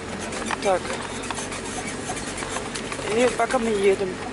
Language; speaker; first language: Russian; non-native, fluent; German